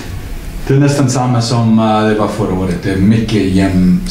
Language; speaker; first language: Swedish; non-native, learner; English